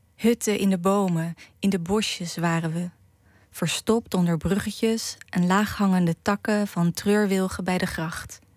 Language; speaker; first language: Dutch; native; Dutch